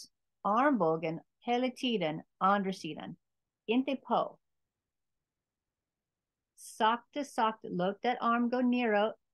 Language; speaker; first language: Swedish; non-native, learner; English